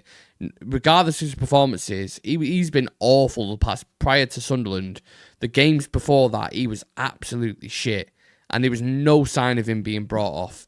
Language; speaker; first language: English; native; English